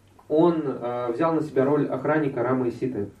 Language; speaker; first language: Russian; native; Russian